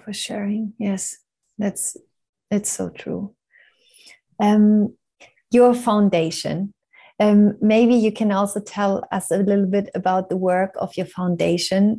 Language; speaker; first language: English; non-native, fluent; German